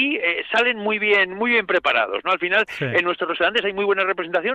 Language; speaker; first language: Spanish; native; Spanish